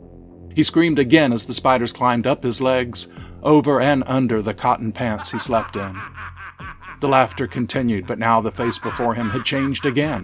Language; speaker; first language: English; native; English